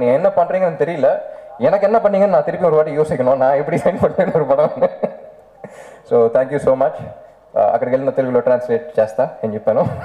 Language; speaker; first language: Tamil; non-native, local second language; Telugu